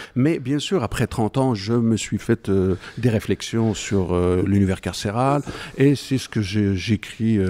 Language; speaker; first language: French; non-native, local second language; Arabic